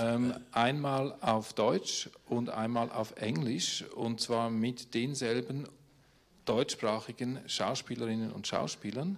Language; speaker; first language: German; native; German